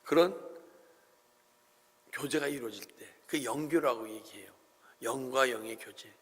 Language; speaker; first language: Korean; native; Korean